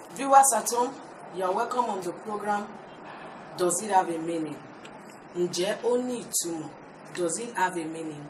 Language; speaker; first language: English; non-native, local second language; Yoruba